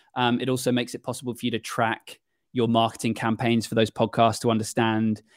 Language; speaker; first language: English; native; English